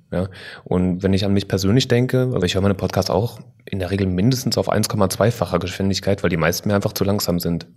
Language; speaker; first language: German; native; German